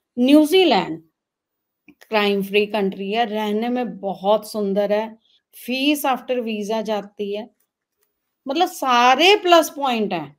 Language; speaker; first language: Hindi; non-native, local second language; Punjabi